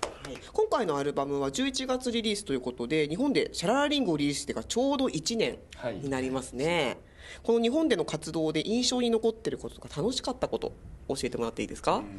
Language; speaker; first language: Japanese; native; Japanese